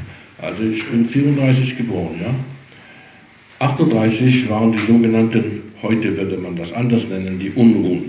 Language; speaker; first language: German; early bilingual, heritage; German